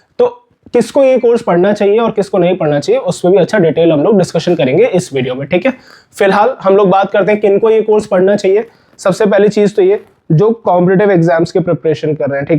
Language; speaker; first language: Hindi; native; Hindi